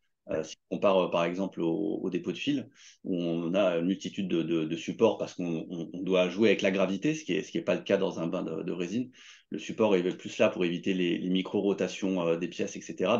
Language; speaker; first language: French; native; French